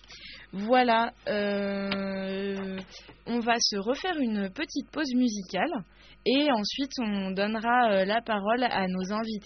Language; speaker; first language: French; native; French